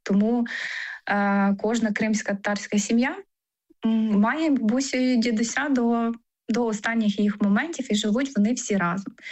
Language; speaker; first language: Ukrainian; non-native, local second language; Crimean Tatar